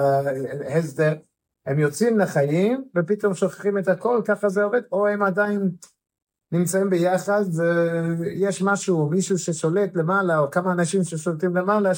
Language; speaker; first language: Hebrew; non-native, fluent; English